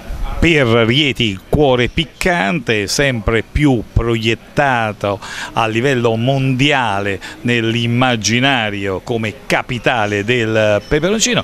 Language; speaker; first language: Italian; native; Italian